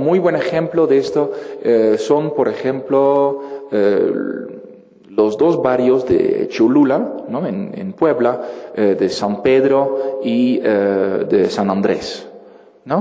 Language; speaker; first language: Spanish; non-native, fluent; Dutch